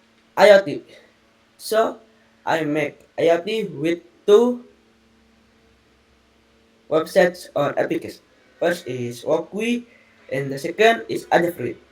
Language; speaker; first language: English; non-native, learner; Indonesian